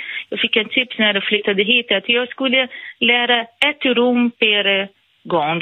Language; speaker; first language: Swedish; non-native, fluent; Portuguese